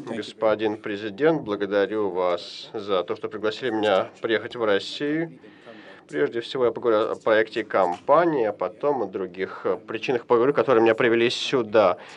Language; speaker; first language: Russian; non-native, fluent; Shona